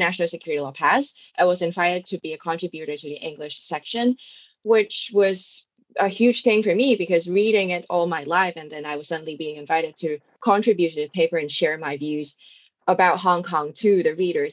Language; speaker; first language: English; non-native, local second language; Cantonese